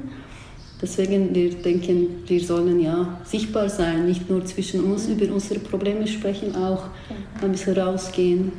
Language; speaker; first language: German; non-native, learner; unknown